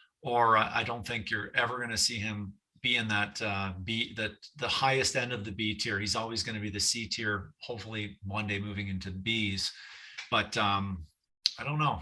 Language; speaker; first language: English; native; English